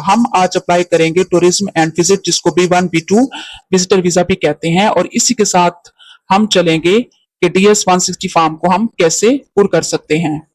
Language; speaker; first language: Urdu; native; Urdu